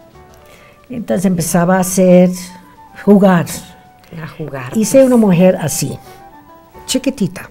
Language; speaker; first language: Spanish; non-native, fluent; English